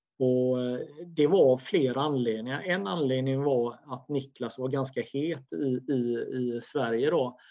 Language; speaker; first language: Swedish; native; Swedish